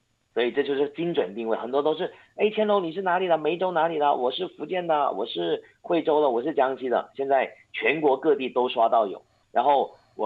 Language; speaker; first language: Chinese; non-native, local second language; Hakka Chinese